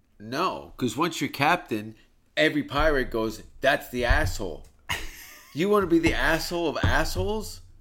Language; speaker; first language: English; native; English